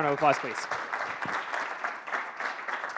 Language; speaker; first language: English; native; English